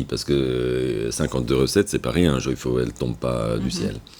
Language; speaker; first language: French; native; French